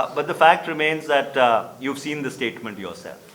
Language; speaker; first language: English; non-native, local second language; Hindi